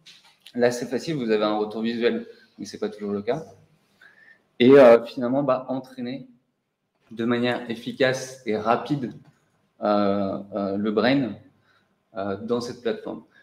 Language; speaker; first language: French; native; French